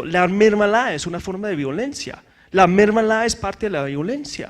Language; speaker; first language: Spanish; non-native, fluent; English